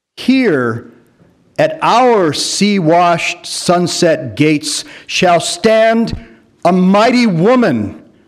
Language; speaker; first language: English; early bilingual, other home language; Spanish